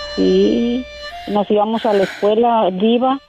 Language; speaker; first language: Spanish; native; Spanish